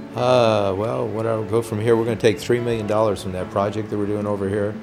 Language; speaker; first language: English; native; English